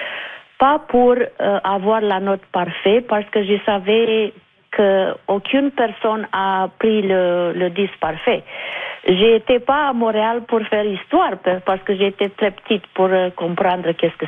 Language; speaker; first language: French; non-native, fluent; Romanian